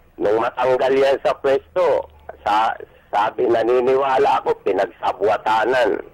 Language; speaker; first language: Filipino; native; Filipino